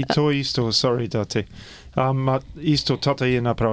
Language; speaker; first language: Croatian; early bilingual, heritage; Croatian